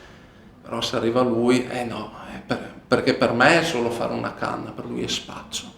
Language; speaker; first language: Italian; native; Italian